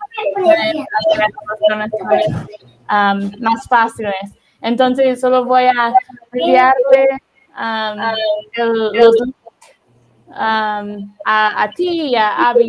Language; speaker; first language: Spanish; non-native, learner; English